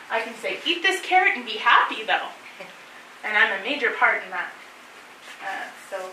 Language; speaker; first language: English; native; English